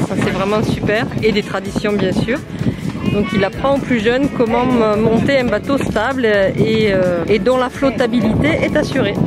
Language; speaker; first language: French; native; French